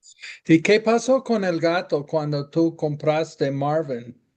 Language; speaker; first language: Spanish; non-native, fluent; English